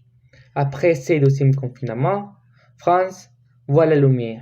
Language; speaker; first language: French; non-native, learner; Spanish